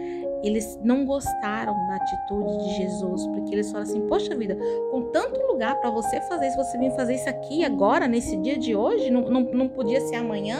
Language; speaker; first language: Portuguese; native; Portuguese